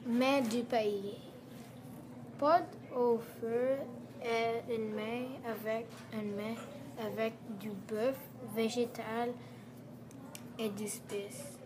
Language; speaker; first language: French; non-native, learner; English